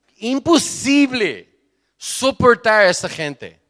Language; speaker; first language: Spanish; non-native, fluent; Portuguese